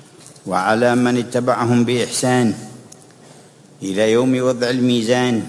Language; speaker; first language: Arabic; native; Arabic